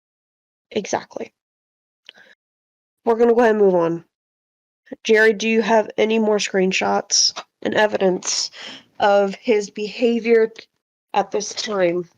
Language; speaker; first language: English; native; English